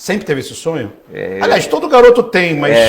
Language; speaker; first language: Portuguese; native; Portuguese